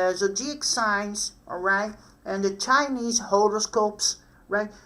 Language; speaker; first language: English; non-native, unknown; Portuguese